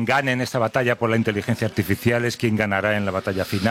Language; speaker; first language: Spanish; native; Spanish